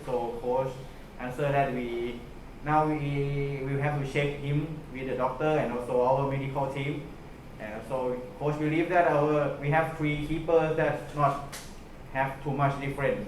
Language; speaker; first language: English; non-native, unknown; Thai